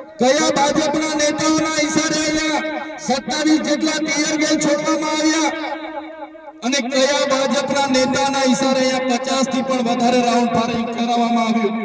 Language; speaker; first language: Gujarati; non-native, local second language; Vasavi